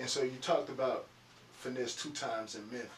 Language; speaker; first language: English; native; English